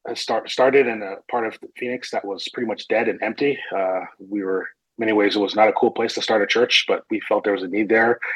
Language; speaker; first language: English; native; English